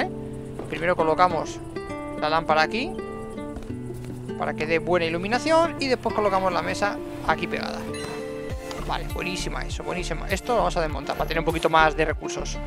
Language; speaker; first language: Spanish; native; Spanish